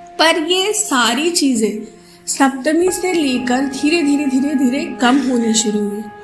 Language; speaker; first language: Hindi; non-native, local second language; Bangla